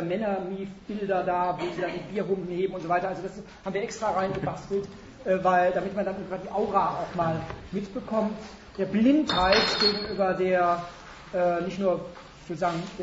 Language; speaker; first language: German; native; German